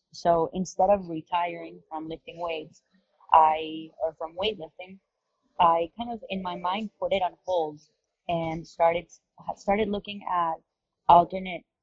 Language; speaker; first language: English; non-native, fluent; Spanish